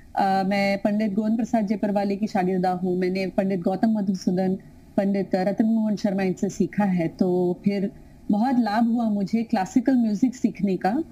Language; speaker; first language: Hindi; non-native, local second language; Tamil